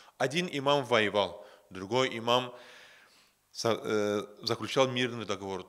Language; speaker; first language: Russian; non-native, local second language; Azerbaijani